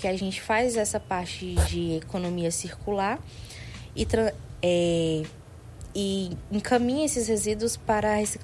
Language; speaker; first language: Portuguese; native; Portuguese